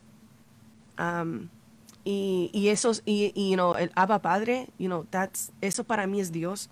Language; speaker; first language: Spanish; early bilingual, heritage; Spanish